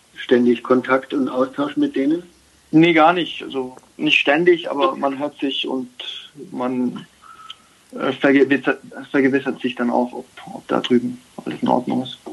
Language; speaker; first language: German; native; German